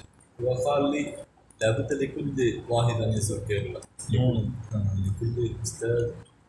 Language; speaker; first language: Arabic; non-native, fluent; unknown